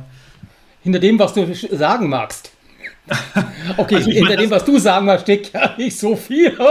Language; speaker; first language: German; native; German